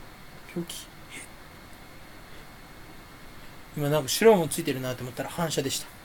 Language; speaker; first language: Japanese; native; Japanese